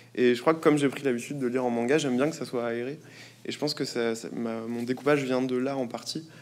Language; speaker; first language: French; native; French